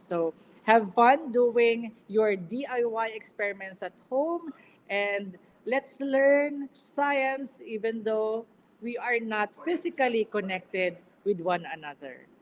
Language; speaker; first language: English; non-native, local second language; Filipino